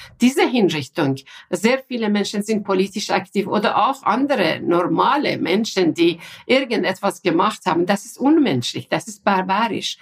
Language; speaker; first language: German; non-native, fluent; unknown